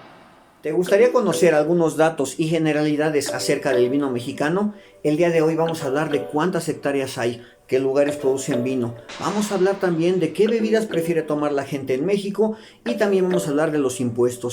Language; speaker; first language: Spanish; native; Spanish